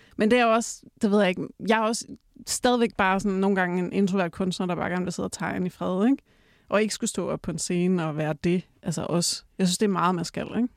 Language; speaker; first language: Danish; native; Danish